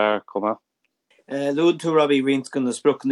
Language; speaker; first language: Irish; non-native, local second language; English